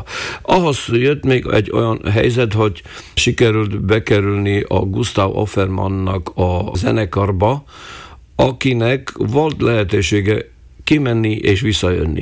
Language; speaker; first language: Hungarian; non-native, local second language; Slovak